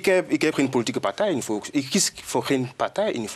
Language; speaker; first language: Dutch; non-native, fluent; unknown